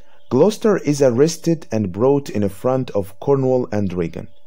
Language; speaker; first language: English; non-native, fluent; Arabic